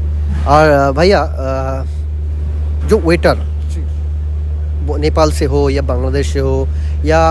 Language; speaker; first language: Hindi; non-native, local second language; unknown